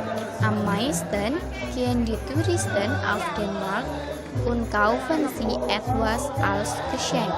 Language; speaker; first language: German; non-native, learner; Indonesian